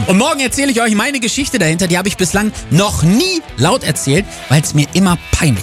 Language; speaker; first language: German; native; German